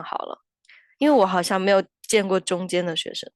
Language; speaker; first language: Chinese; native; Chinese